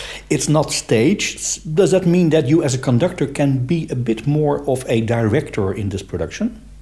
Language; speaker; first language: English; non-native, fluent; Dutch